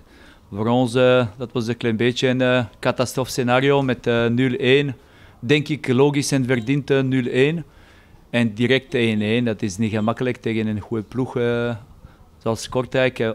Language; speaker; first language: Dutch; non-native, fluent; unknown